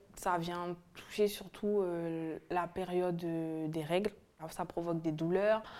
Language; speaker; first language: French; native; French